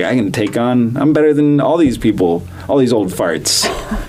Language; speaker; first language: English; native; English